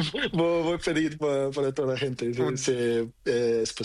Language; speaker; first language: Spanish; non-native, learner; Portuguese